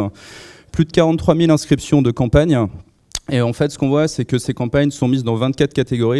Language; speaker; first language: French; native; French